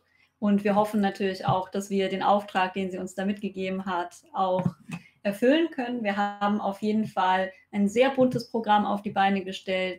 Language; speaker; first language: German; native; German